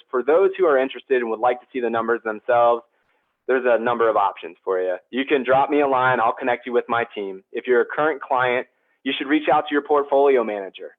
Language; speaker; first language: English; native; English